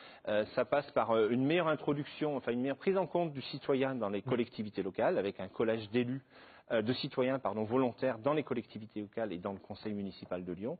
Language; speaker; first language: French; native; French